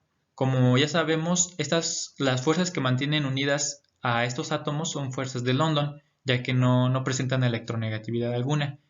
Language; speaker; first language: Spanish; native; Spanish